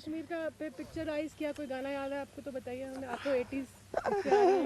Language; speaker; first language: Hindi; native; Hindi